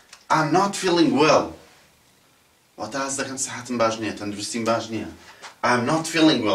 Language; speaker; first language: English; non-native, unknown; Central Kurdish